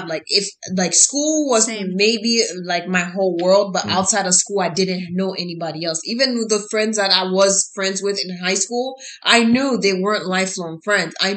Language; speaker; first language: English; early bilingual, other home language; Haitian Creole